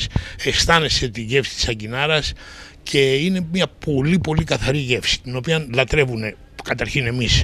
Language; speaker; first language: Greek; native; Greek